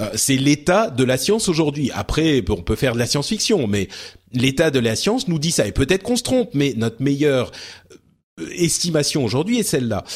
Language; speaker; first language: French; early bilingual, other home language; Arabic